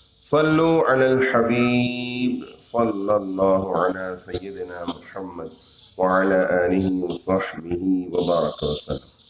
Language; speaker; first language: Indonesian; non-native, learner; Urdu